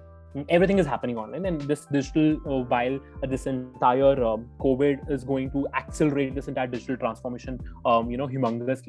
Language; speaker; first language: English; non-native, local second language; Hindi